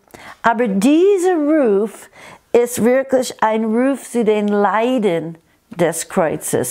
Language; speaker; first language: German; non-native, fluent; English